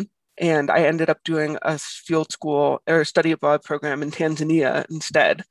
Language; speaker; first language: English; native; English